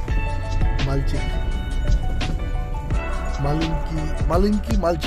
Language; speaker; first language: Russian; non-native, learner; Hindi